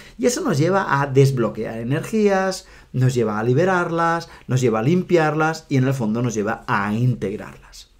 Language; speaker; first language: Spanish; non-native, local second language; Catalan